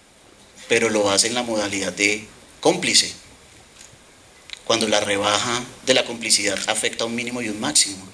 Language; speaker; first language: Spanish; native; Spanish